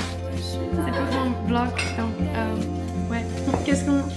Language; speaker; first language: French; non-native, learner; Czech